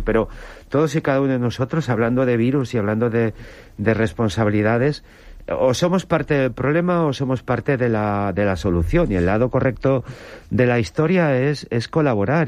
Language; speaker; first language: Spanish; native; Spanish